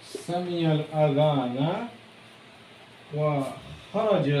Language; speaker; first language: Arabic; non-native, fluent; Bangla